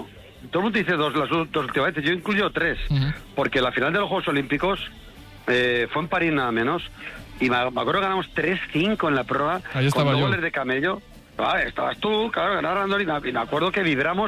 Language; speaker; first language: Spanish; native; Spanish